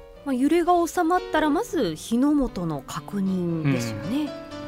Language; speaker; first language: Japanese; native; Japanese